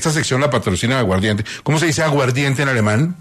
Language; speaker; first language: Spanish; native; Spanish